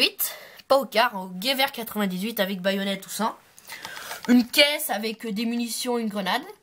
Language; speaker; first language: French; native; French